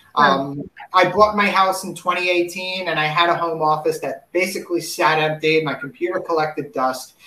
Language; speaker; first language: English; native; English